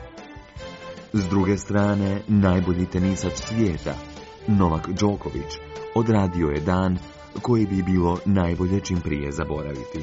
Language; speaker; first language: Croatian; native; Croatian